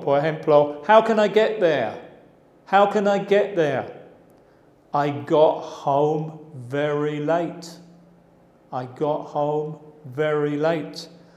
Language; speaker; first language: English; native; English